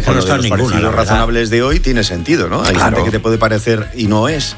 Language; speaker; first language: Spanish; native; Spanish